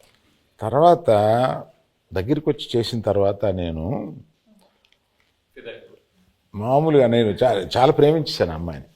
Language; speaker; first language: Telugu; native; Telugu